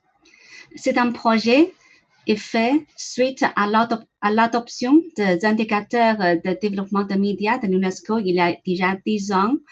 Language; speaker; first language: French; non-native, learner; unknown